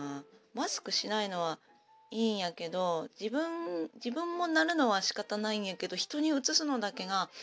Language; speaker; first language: Japanese; native; Japanese